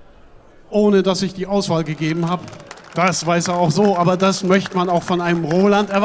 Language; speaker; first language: German; native; German